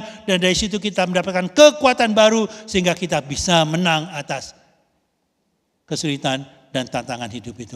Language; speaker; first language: Indonesian; native; Indonesian